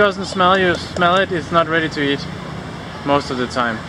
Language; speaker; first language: English; non-native, fluent; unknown